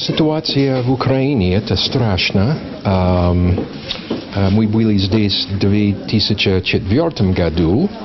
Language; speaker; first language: Russian; non-native, learner; English